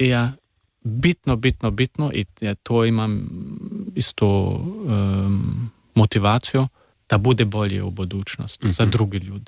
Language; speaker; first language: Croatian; early bilingual, heritage; Serbian